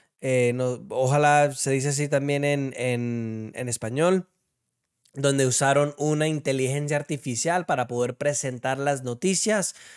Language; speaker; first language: Spanish; early bilingual, heritage; Spanish